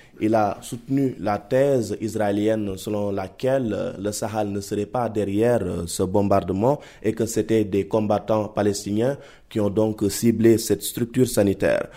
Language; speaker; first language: French; non-native, local second language; Wolof